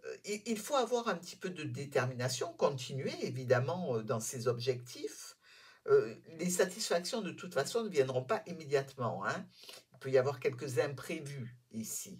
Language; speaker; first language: French; native; French